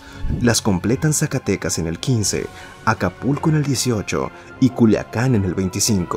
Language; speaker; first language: Spanish; native; Spanish